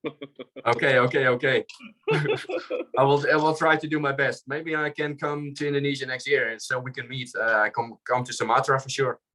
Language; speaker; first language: English; non-native, fluent; Dutch